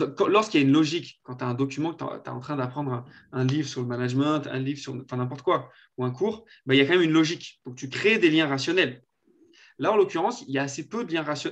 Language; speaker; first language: French; native; French